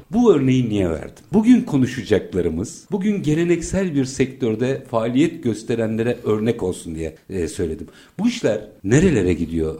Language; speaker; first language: Turkish; native; Turkish